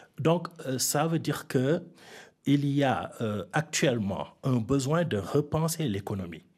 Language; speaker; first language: French; non-native, local second language; Fula